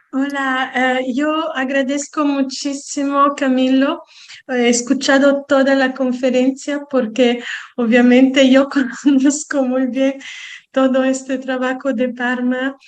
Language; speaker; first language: Spanish; non-native, fluent; Italian